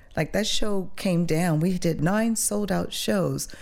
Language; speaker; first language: English; early bilingual, other home language; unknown